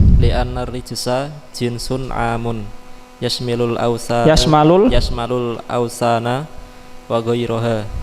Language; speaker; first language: Arabic; non-native, learner; Indonesian